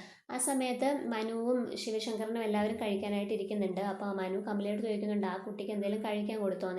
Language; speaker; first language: Malayalam; native; Malayalam